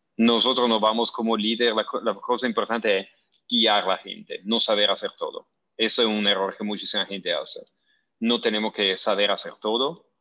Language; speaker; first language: Spanish; non-native, fluent; Italian